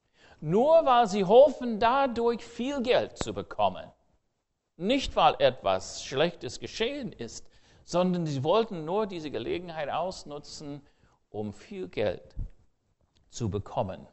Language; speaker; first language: German; non-native, fluent; English